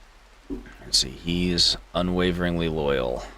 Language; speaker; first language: English; native; English